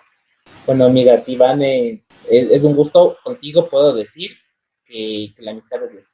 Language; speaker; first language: Spanish; native; Spanish